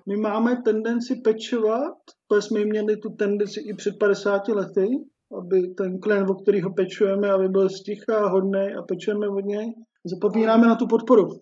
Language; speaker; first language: Czech; native; Czech